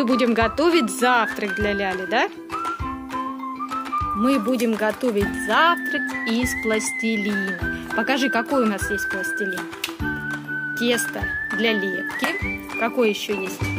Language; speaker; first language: Russian; native; Russian